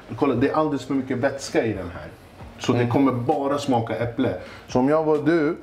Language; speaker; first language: Swedish; early bilingual, other home language; Kurdish